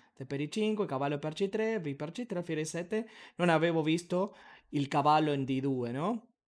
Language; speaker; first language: Italian; non-native, learner; Spanish